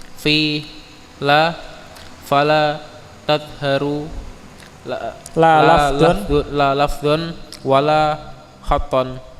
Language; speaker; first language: Arabic; non-native, learner; Indonesian